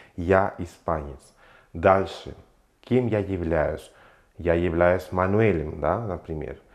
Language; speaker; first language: Russian; non-native, fluent; Spanish